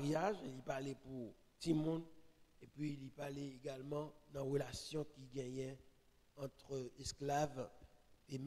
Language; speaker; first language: French; non-native, local second language; Haitian Creole